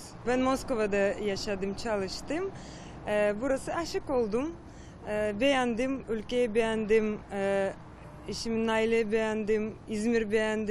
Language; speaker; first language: Turkish; non-native, learner; Russian